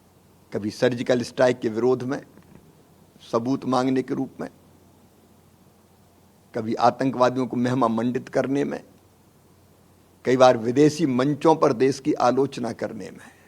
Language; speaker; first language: Hindi; native; Hindi